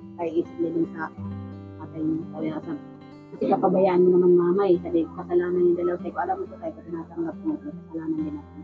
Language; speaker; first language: Filipino; native; Filipino